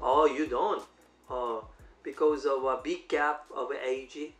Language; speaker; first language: English; non-native, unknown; Korean